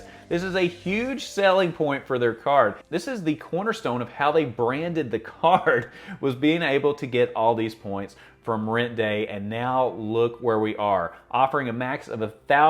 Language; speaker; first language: English; native; English